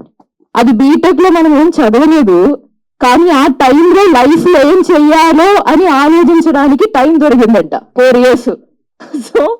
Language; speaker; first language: Telugu; non-native, local second language; Malayalam